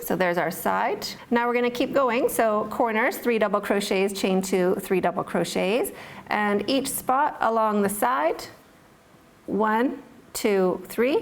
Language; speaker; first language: English; native; English